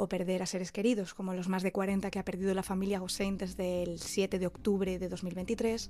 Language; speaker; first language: Spanish; native; Spanish